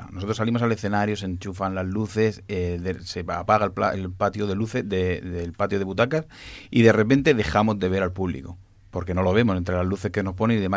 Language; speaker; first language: Spanish; native; Spanish